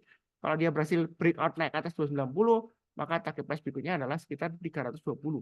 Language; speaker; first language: Indonesian; native; Indonesian